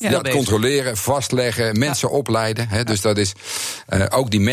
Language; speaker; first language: Dutch; native; Dutch